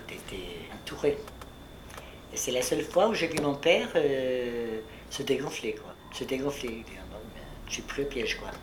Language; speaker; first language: French; early bilingual, other home language; Spanish